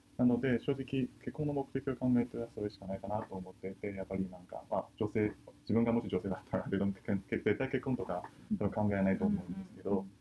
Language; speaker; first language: Japanese; non-native, fluent; Chinese